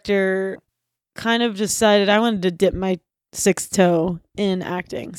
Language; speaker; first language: English; native; English